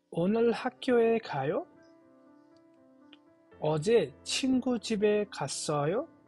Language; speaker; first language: Korean; non-native, fluent; Nepali